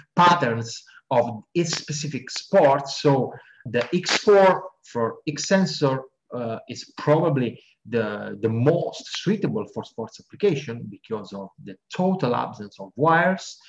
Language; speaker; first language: English; non-native, fluent; Italian